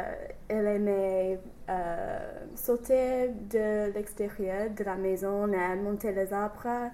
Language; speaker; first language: French; non-native, learner; English